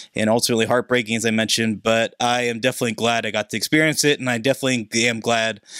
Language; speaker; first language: English; native; English